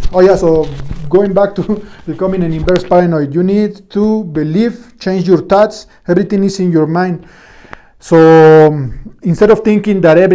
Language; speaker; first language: English; non-native, fluent; Spanish